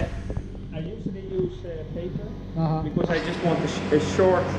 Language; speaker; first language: English; non-native, fluent; Dutch